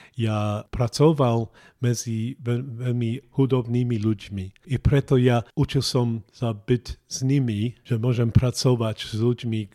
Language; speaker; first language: Slovak; non-native, learner; English